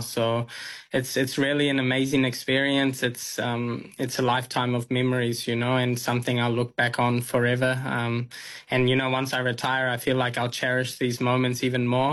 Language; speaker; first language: English; early bilingual, other home language; Punjabi